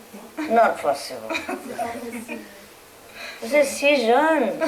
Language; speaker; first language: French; non-native, learner; Vietnamese